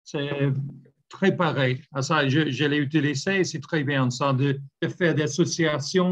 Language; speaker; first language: French; non-native, learner; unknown